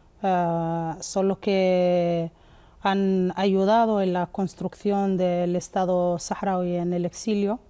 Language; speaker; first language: Spanish; non-native, local second language; Arabic